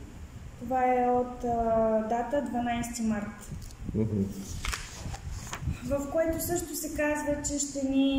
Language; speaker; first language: Bulgarian; native; Bulgarian